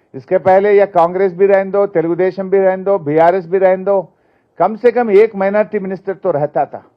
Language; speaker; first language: Hindi; non-native, local second language; Telugu